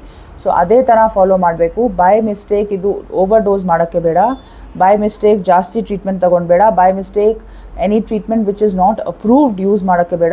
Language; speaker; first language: Kannada; non-native, fluent; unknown